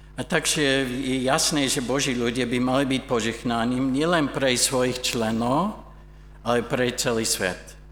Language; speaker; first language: Slovak; non-native, fluent; English